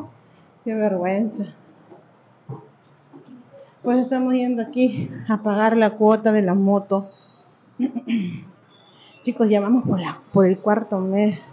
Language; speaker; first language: Spanish; native; Spanish